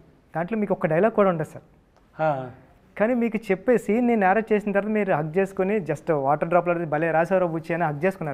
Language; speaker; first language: Telugu; native; Telugu